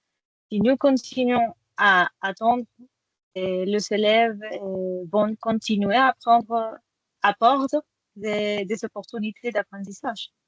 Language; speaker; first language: French; non-native, fluent; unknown